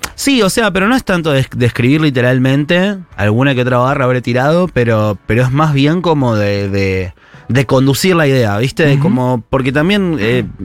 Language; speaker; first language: Spanish; native; Spanish